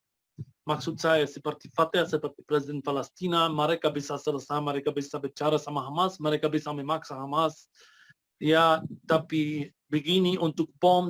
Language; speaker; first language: Indonesian; non-native, fluent; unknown